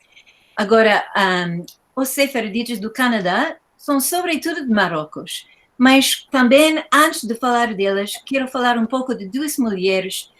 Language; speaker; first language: Portuguese; non-native, fluent; English